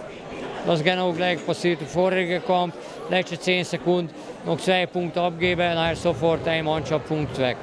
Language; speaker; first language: German; non-native, learner; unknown